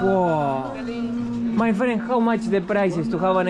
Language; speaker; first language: English; non-native, learner; Spanish